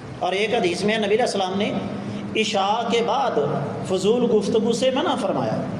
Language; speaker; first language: Urdu; non-native, local second language; Punjabi